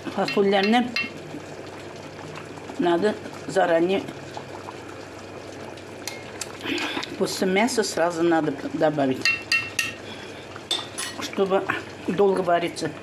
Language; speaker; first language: Russian; non-native, local second language; Kazakh